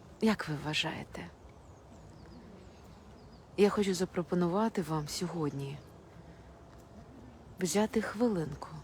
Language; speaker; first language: Ukrainian; non-native, local second language; Russian